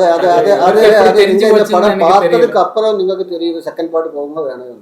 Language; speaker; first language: Tamil; non-native, learner; Malayalam